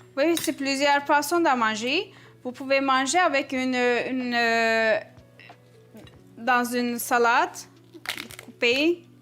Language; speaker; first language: French; non-native, learner; Turkish